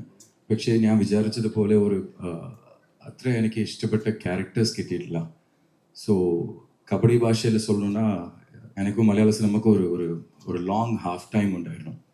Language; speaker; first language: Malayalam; non-native, learner; Tamil